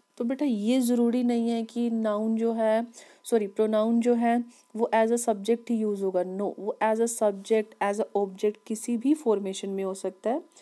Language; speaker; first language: Hindi; native; Hindi